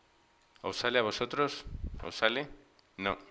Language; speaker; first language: Spanish; native; Spanish